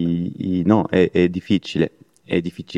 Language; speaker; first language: Italian; non-native, learner; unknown